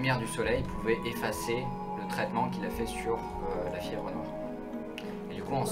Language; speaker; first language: French; native; French